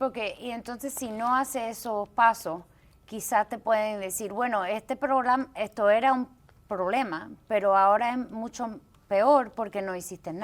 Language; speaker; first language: Spanish; early bilingual, heritage; Spanish